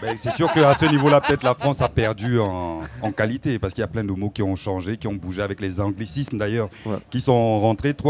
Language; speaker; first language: French; native; French